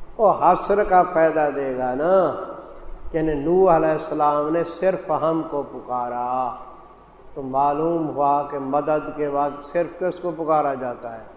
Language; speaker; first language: Urdu; native; Urdu